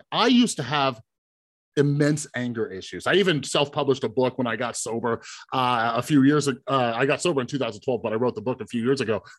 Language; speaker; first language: English; native; English